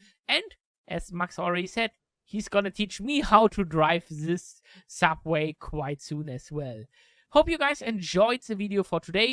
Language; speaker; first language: English; non-native, fluent; German